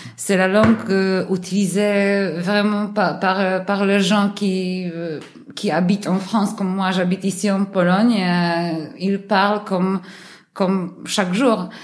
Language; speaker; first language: French; non-native, learner; Polish